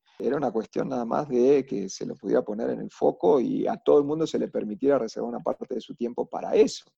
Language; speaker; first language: Spanish; native; Spanish